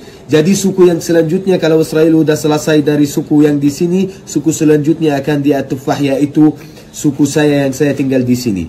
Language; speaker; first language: Indonesian; non-native, fluent; Arabic